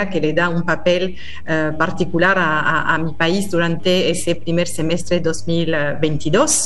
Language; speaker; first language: Spanish; non-native, fluent; French